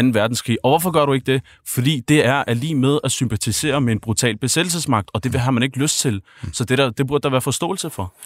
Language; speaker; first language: Danish; early bilingual, other home language; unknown